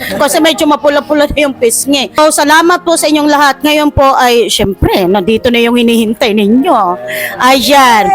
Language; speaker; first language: Filipino; native; Filipino